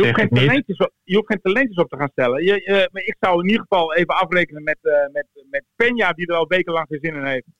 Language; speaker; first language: Dutch; native; Dutch